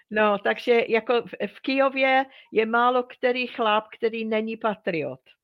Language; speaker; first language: Czech; non-native, fluent; English